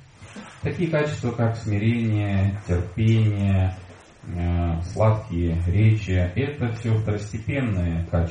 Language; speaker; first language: Russian; native; Russian